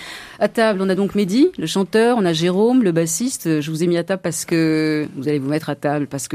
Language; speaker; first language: French; native; French